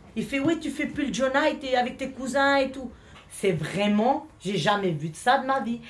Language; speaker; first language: French; non-native, local second language; Romany